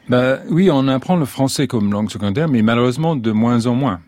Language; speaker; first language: French; non-native, fluent; English